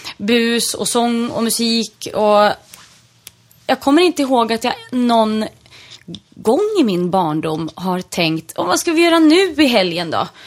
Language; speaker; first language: Swedish; native; Swedish